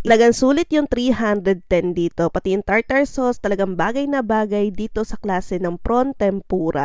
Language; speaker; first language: Filipino; native; Filipino